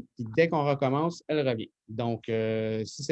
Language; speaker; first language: French; native; French